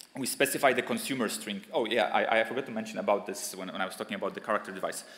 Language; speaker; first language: English; non-native, fluent; Polish